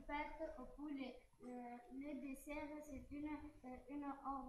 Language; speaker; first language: French; non-native, learner; Arabic